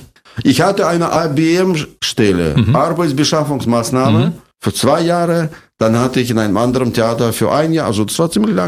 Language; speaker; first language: German; non-native, fluent; Russian